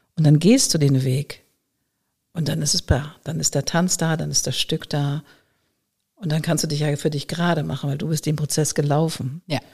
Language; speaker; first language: German; native; German